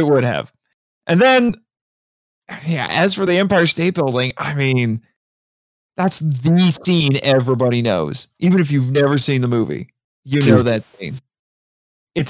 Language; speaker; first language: English; native; English